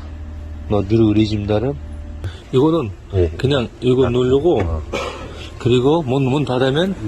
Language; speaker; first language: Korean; non-native, learner; Kazakh